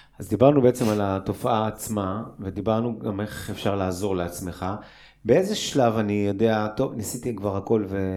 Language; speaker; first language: Hebrew; native; Hebrew